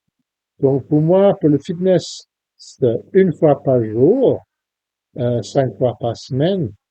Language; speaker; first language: French; non-native, fluent; English